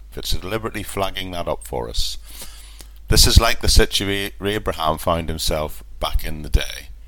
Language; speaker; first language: English; native; English